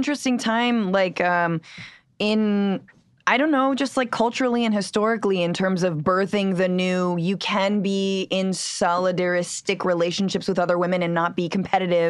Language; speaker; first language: English; native; English